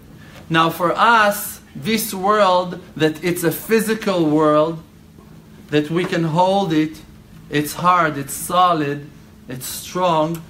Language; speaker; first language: English; non-native, fluent; Hebrew